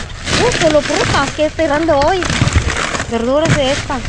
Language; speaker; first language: Spanish; non-native, learner; Filipino